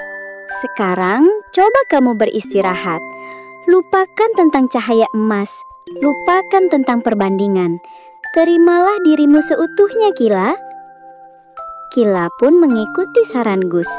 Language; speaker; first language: Indonesian; native; Indonesian